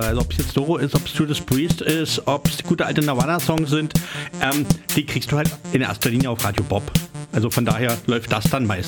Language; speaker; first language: German; native; German